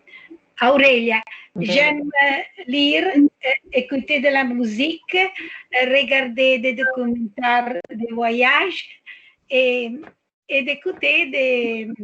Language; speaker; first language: French; non-native, learner; Italian